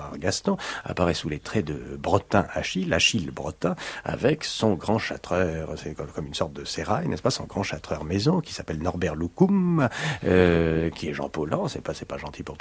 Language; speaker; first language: French; native; French